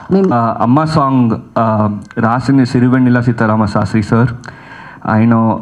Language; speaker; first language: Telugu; early bilingual, heritage; Telugu